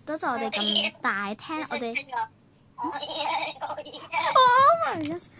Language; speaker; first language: Chinese; native; Chinese